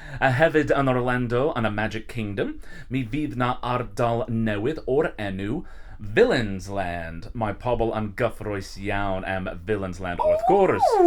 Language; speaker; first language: Welsh; non-native, learner; English